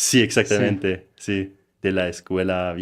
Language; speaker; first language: Spanish; non-native, fluent; German